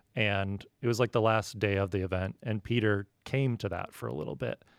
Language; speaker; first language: English; native; English